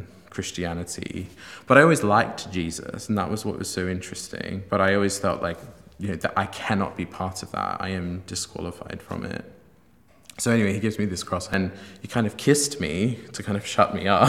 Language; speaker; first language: English; native; English